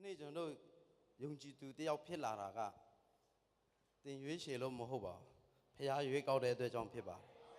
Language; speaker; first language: Burmese; non-native, local second language; Kachin